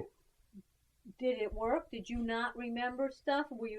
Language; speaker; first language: English; native; English